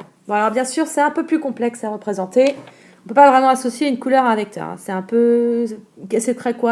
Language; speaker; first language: French; native; French